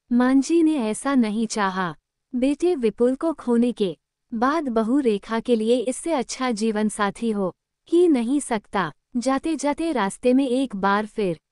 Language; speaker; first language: Hindi; native; Hindi